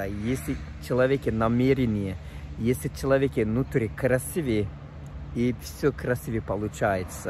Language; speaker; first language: Russian; non-native, fluent; Turkish